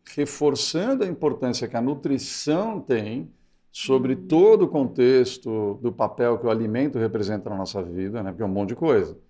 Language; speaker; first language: Portuguese; early bilingual, other home language; Spanish